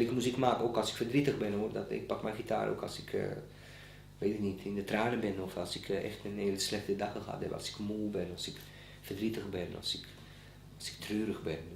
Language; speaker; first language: Dutch; non-native, fluent; Bosnian